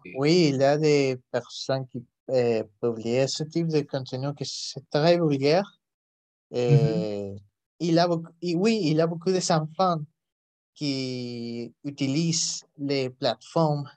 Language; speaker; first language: French; non-native, learner; Spanish